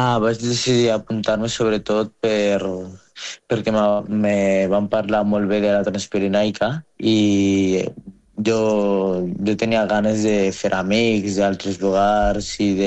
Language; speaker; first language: Catalan; non-native, fluent; Arabic